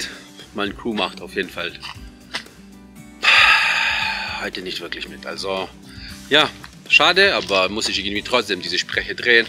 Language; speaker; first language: German; non-native, fluent; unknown